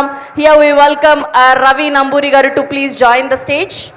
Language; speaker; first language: Telugu; native; Telugu